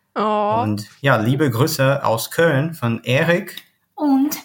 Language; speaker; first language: German; non-native, fluent; Portuguese